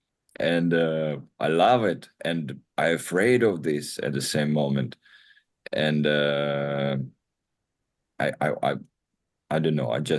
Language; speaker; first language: English; non-native, learner; Russian